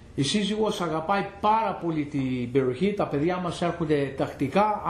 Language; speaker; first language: Greek; early bilingual, heritage; Greek